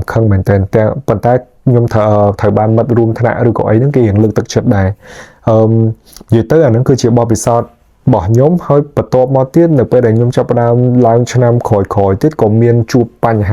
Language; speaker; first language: Khmer; native; Khmer